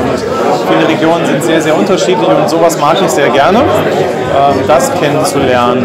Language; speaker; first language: German; native; German